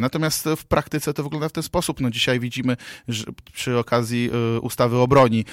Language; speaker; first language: Polish; native; Polish